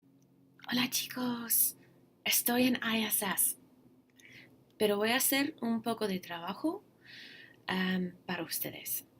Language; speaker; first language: Spanish; non-native, fluent; English